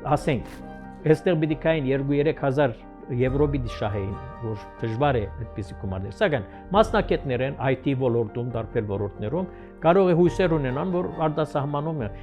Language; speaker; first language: Armenian; early bilingual, heritage; Armenian